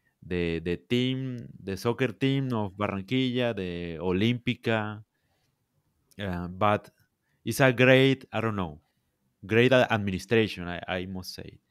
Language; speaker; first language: English; non-native, learner; Spanish